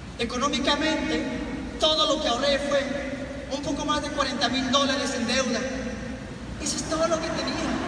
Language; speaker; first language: Spanish; non-native, local second language; Quechua